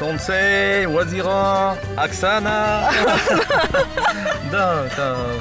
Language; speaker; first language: Russian; non-native, learner; French